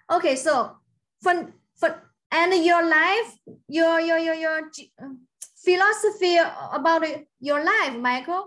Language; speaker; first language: English; non-native, fluent; Chinese